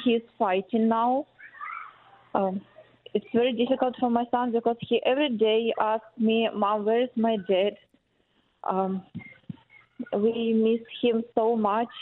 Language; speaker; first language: English; non-native, learner; Ukrainian